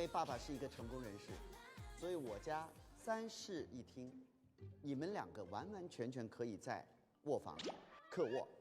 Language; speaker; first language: Chinese; native; Chinese